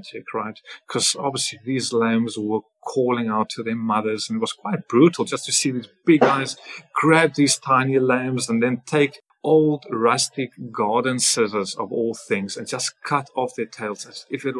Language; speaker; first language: English; non-native, local second language; Afrikaans